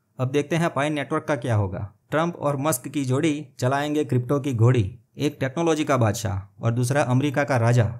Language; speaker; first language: Hindi; native; Hindi